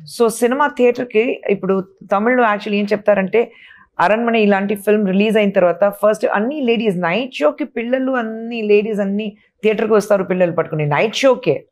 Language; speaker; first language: Telugu; non-native, fluent; Hindi